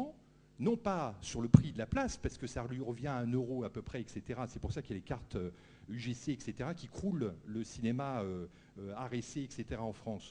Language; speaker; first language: French; native; French